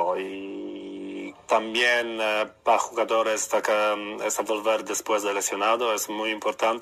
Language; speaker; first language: Spanish; non-native, learner; Polish